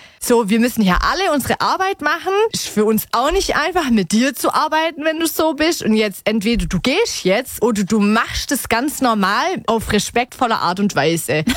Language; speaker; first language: German; native; German